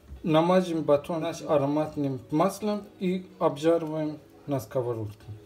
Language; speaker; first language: Russian; non-native, fluent; Persian